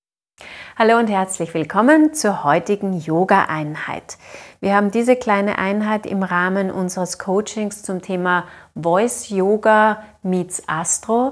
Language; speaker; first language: German; native; German